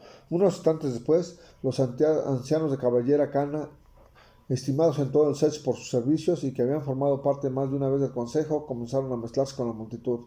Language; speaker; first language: Spanish; native; Spanish